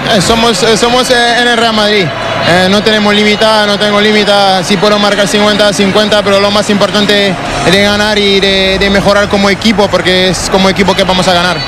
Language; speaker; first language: Spanish; non-native, fluent; French